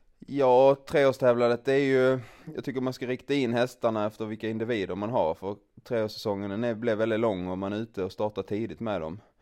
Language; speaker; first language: Swedish; native; Swedish